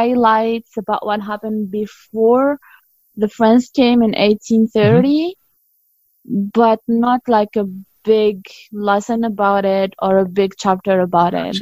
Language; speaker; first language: English; non-native, fluent; Arabic